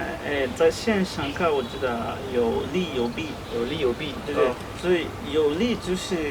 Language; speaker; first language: Chinese; non-native, learner; Swahili